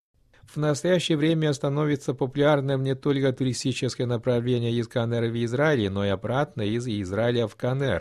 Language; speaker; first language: Russian; non-native, fluent; Chinese